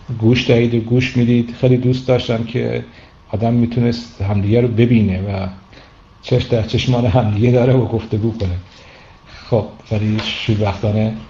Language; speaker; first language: Persian; native; Persian